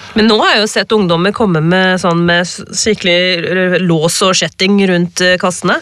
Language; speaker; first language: Norwegian; early bilingual, other home language; Urdu